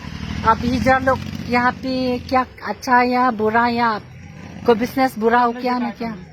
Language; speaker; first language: Hindi; non-native, local second language; Khasi